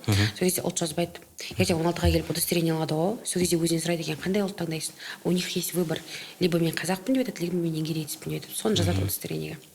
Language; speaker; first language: Kazakh; native; Kazakh